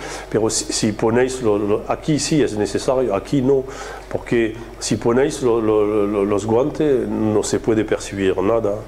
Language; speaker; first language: Spanish; non-native, fluent; French